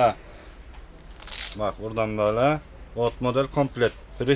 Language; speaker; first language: Russian; non-native, learner; Turkish